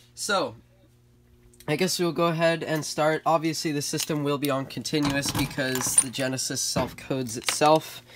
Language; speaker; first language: English; native; English